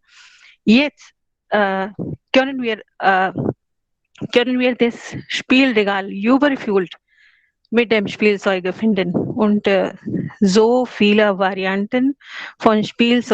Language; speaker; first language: German; non-native, learner; Hindi